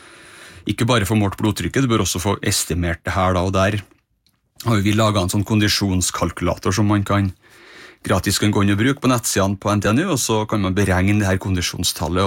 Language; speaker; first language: Norwegian; native; Norwegian